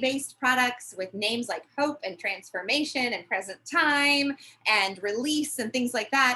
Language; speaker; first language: English; native; English